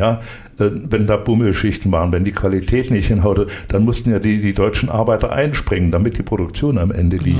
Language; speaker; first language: German; native; German